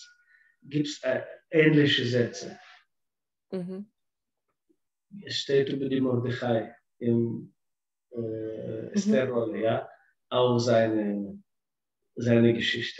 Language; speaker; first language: German; non-native, fluent; Russian